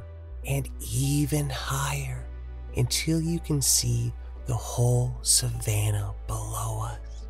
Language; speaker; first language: English; native; English